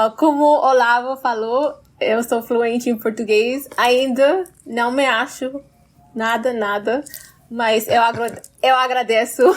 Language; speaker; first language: Portuguese; non-native, fluent; English